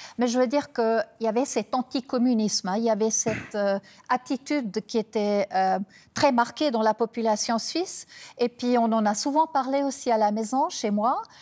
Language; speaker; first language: French; non-native, local second language; German